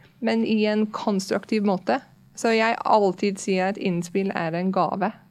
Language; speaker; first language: Norwegian; non-native, fluent; English